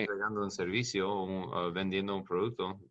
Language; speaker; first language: Spanish; non-native, learner; English